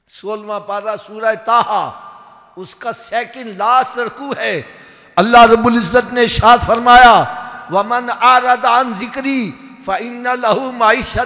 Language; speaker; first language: Urdu; native; Urdu